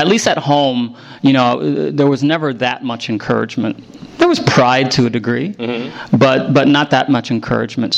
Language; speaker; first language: English; native; English